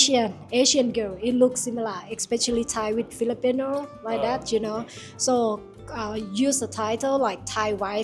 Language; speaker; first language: English; non-native, learner; Thai